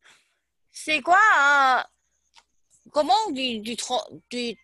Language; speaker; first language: French; non-native, learner; Chinese